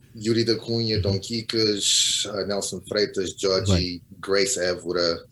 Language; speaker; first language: English; non-native, fluent; Portuguese